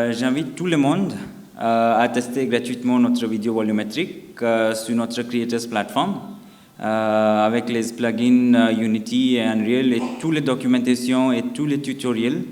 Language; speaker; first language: French; non-native, fluent; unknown